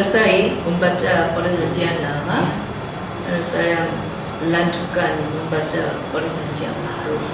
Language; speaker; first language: Indonesian; non-native, learner; Korean